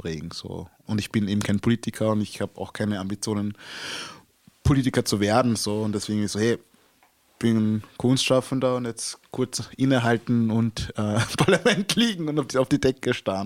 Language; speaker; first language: German; early bilingual, other home language; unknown